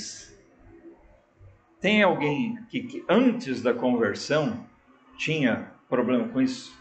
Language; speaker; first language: Portuguese; native; Portuguese